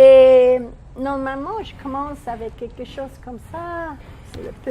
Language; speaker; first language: French; non-native, learner; English